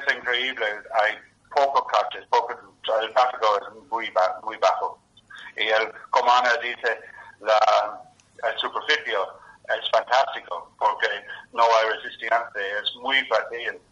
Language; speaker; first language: Spanish; non-native, learner; English